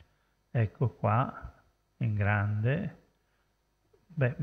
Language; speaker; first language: Italian; native; Italian